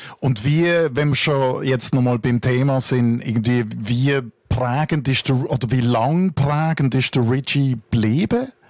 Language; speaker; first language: German; native; German